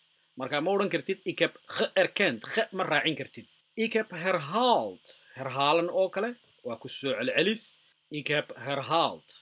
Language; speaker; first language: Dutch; non-native, fluent; Somali